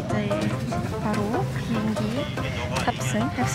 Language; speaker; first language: Korean; early bilingual, heritage; Indonesian